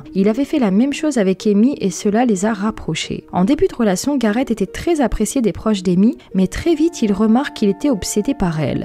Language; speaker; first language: French; native; French